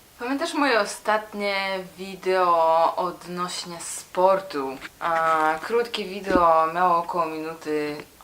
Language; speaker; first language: Polish; native; Polish